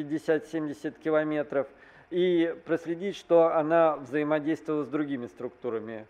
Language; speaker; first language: Russian; native; Russian